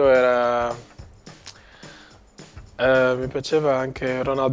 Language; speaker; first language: Italian; non-native, learner; Portuguese